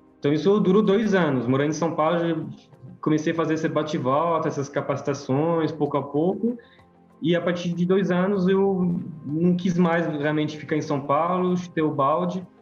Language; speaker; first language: Portuguese; non-native, fluent; French